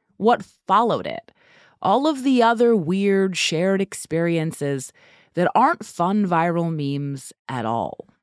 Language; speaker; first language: English; non-native, fluent; German